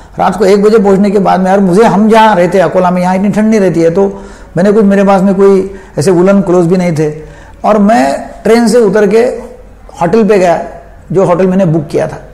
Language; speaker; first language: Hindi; non-native, local second language; Marathi